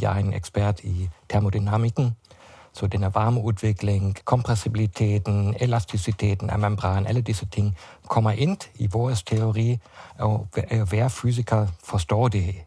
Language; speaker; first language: Danish; non-native, fluent; German